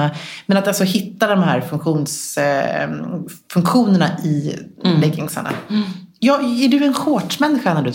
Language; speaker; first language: Swedish; native; Swedish